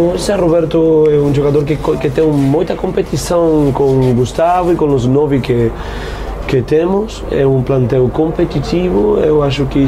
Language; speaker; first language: Portuguese; non-native, fluent; Spanish